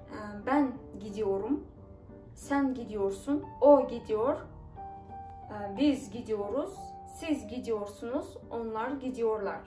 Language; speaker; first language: Turkish; non-native, fluent; Kazakh